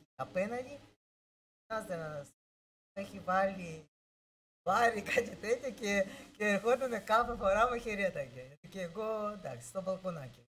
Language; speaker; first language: Greek; non-native, learner; Russian